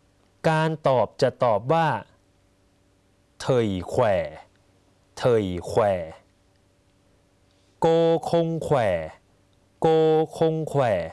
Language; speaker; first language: Vietnamese; non-native, fluent; Thai